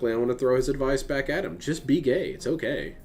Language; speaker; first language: English; native; English